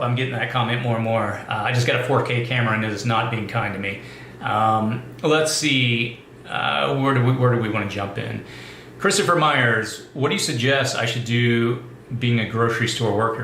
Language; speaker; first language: English; native; English